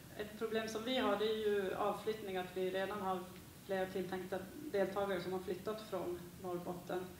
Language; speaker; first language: Swedish; native; Swedish